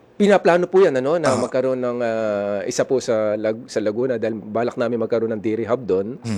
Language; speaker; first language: Filipino; non-native, local second language; Iloko